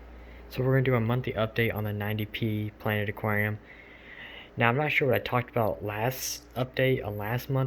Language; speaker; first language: English; native; English